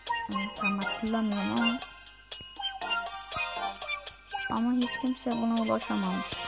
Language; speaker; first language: Turkish; native; Turkish